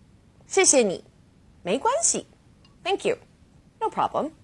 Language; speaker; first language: Chinese; non-native, fluent; English